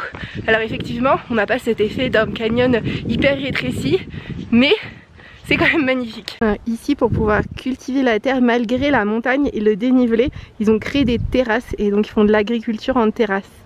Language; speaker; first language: French; native; French